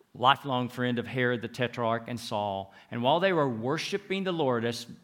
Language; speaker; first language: English; native; English